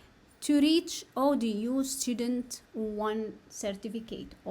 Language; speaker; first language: English; non-native, learner; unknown